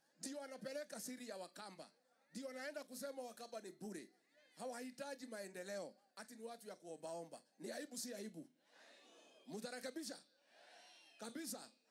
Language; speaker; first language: Swahili; non-native, local second language; Kikuyu